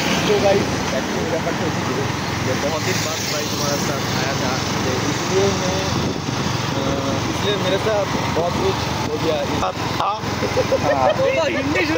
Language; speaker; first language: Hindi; non-native, local second language; Bangla